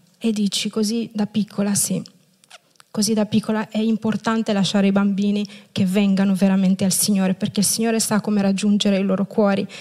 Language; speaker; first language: Italian; non-native, fluent; Romanian